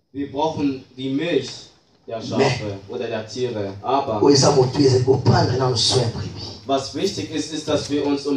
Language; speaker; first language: German; non-native, learner; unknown